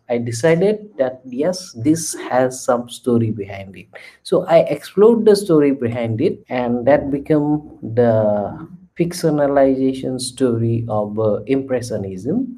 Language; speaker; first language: English; non-native, local second language; Assamese